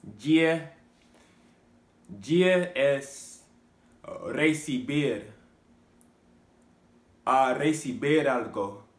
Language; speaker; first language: Spanish; non-native, learner; English